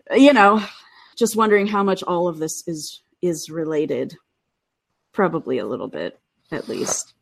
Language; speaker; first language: English; native; English